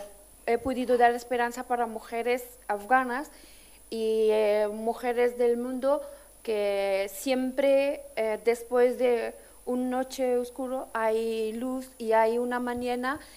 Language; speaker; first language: Spanish; non-native, fluent; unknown